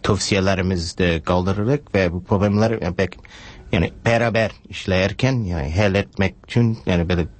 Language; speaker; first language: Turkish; non-native, fluent; English